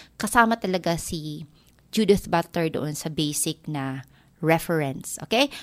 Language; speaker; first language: Filipino; non-native, local second language; Waray